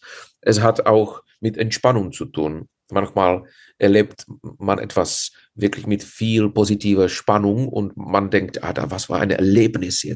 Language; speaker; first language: German; non-native, fluent; Czech